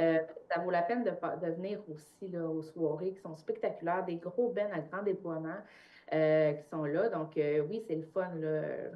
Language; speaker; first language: French; native; French